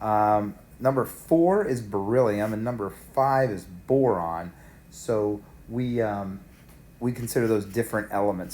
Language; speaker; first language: English; native; English